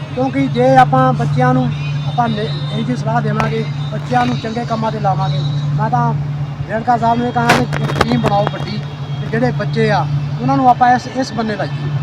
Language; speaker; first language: Punjabi; native; Punjabi